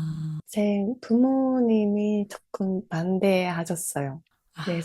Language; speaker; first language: Korean; non-native, fluent; Japanese